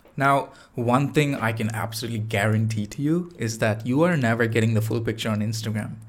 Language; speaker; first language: English; non-native, local second language; Tamil